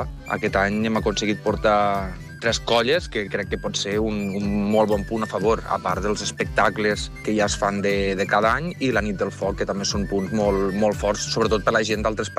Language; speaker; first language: Catalan; native; Catalan